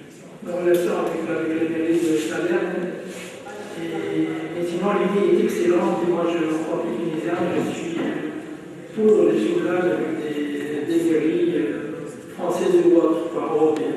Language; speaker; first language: French; non-native, local second language; Arabic